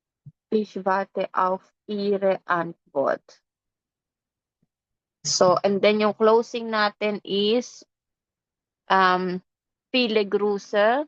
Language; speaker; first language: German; non-native, fluent; Filipino